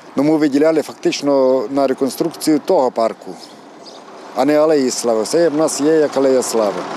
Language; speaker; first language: Ukrainian; native; Ukrainian